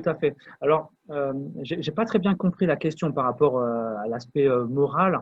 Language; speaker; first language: French; native; French